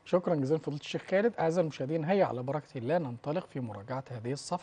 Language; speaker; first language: Arabic; native; Arabic